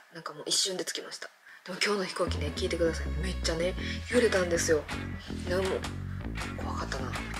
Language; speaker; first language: Japanese; native; Japanese